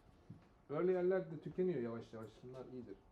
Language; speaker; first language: Turkish; native; Turkish